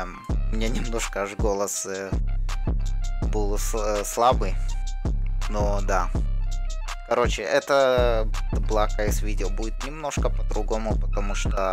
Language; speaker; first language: Russian; early bilingual, heritage; Russian